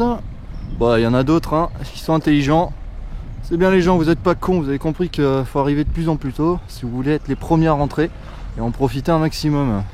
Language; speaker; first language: French; native; French